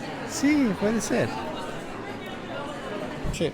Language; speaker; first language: Spanish; non-native, fluent; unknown